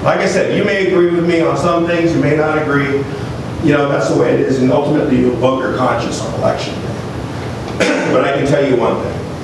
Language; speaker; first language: English; native; English